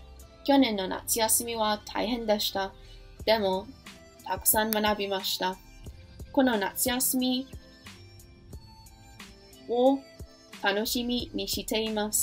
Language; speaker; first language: Japanese; non-native, learner; English